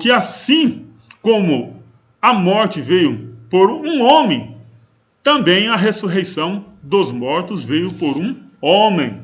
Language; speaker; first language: Portuguese; native; Portuguese